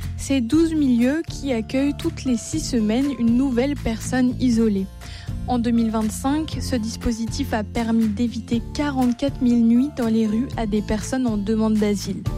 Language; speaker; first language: French; native; French